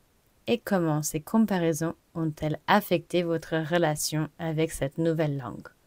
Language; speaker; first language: French; non-native, fluent; English